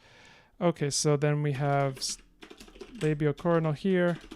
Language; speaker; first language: English; native; English